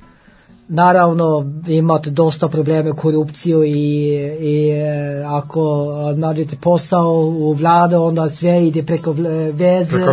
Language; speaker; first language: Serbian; non-native, learner; Norwegian